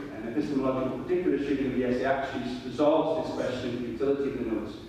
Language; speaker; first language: English; non-native, fluent; Italian